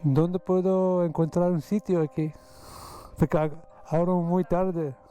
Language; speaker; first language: Spanish; non-native, learner; Persian